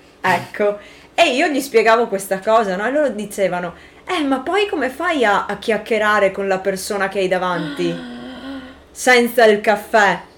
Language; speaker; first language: Italian; native; Italian